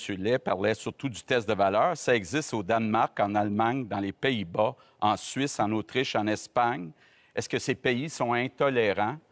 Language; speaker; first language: French; native; French